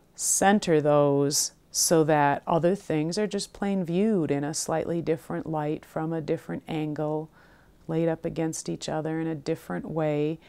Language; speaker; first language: English; native; English